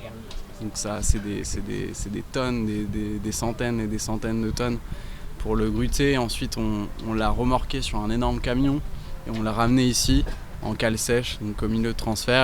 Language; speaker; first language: French; native; French